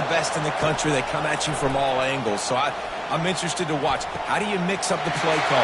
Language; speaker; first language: English; native; English